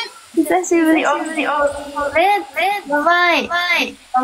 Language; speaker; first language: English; non-native, fluent; Japanese